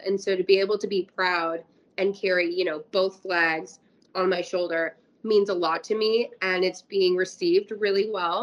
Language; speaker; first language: English; native; English